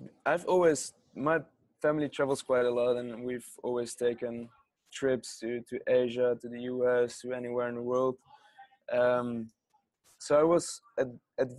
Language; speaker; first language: English; non-native, fluent; Dutch